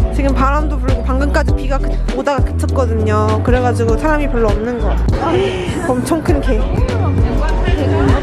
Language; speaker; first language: Korean; native; Korean